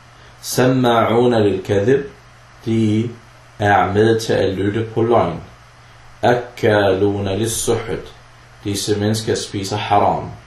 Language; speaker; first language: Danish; early bilingual, other home language; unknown